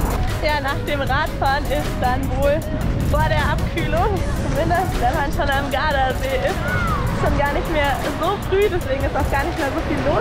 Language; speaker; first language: German; native; German